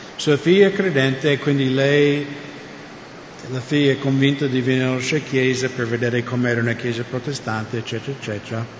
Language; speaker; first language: Italian; non-native, fluent; English